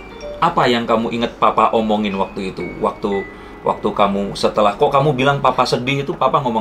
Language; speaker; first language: Indonesian; native; Indonesian